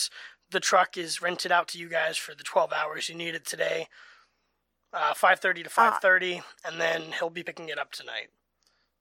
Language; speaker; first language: English; native; English